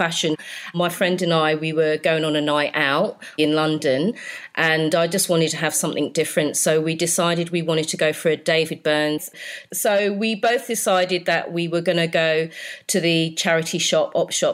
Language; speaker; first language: English; native; English